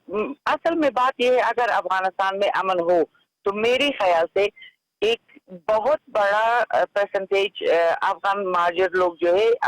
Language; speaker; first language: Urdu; non-native, fluent; Persian